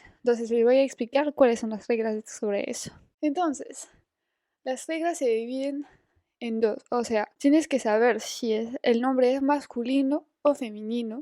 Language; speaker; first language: Spanish; non-native, fluent; French